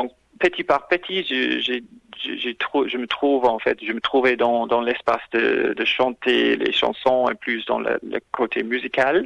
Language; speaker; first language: French; non-native, fluent; English